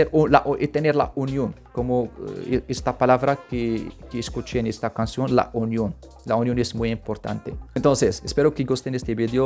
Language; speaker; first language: Spanish; non-native, fluent; Arabic